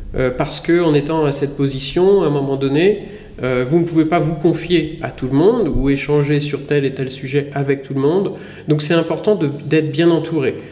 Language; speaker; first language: French; native; French